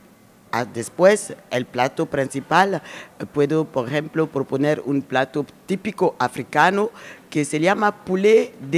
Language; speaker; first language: Spanish; non-native, learner; French